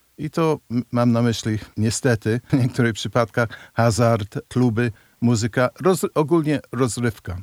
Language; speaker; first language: Polish; non-native, fluent; English